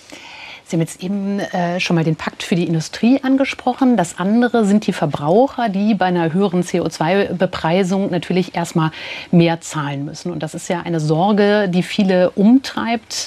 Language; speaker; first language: German; native; German